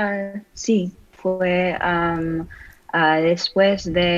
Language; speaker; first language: Spanish; non-native, learner; English